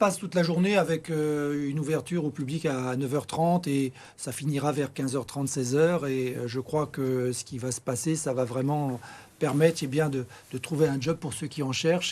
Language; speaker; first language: French; native; French